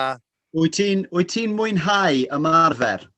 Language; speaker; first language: Welsh; non-native, fluent; English